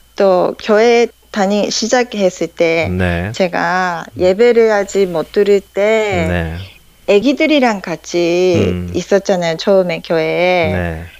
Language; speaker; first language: Korean; non-native, learner; Japanese